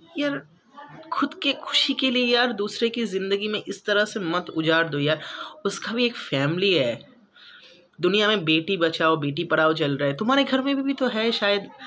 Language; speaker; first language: Hindi; non-native, local second language; Bangla